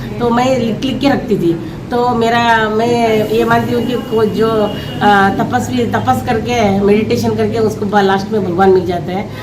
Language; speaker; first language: Hindi; non-native, local second language; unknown